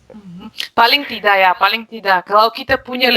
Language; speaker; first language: Indonesian; non-native, fluent; Bulgarian